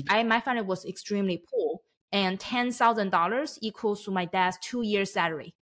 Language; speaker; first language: English; non-native, fluent; Chinese